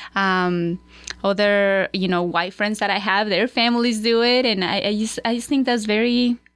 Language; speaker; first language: English; non-native, fluent; Spanish